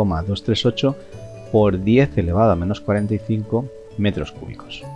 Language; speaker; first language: Spanish; native; Spanish